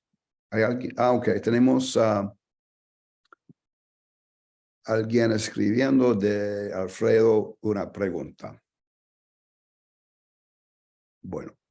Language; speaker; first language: Spanish; non-native, fluent; English